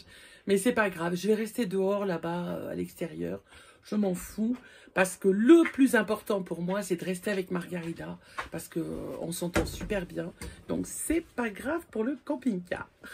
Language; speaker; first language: French; native; French